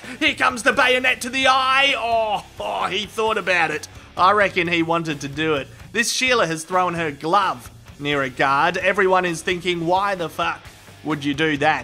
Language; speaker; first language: English; native; English